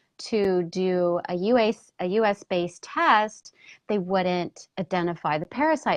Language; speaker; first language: English; native; English